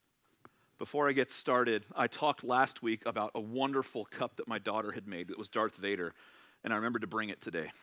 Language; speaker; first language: English; native; English